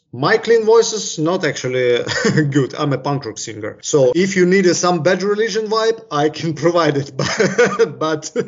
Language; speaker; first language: English; non-native, fluent; Ukrainian